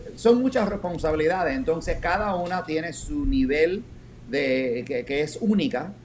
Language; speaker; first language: Spanish; early bilingual, heritage; Spanish